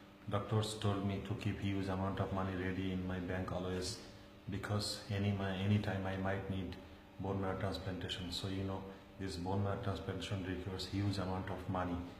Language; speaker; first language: English; non-native, local second language; Bangla